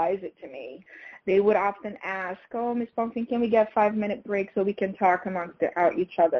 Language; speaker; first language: English; non-native, fluent; Portuguese